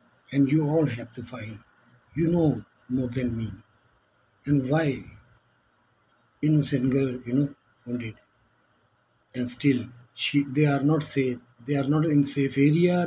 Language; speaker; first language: English; non-native, local second language; Urdu